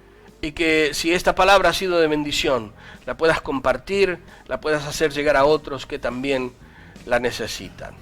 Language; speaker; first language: Spanish; native; Spanish